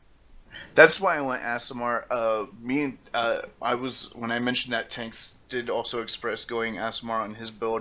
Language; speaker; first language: English; native; English